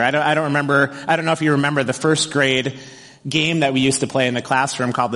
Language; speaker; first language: English; native; English